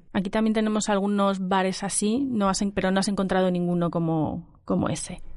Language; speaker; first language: Spanish; native; Spanish